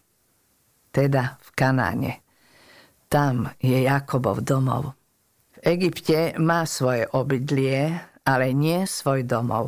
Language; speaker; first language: Slovak; native; Slovak